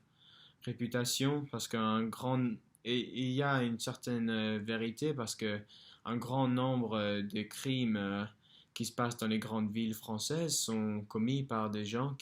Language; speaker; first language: French; non-native, fluent; English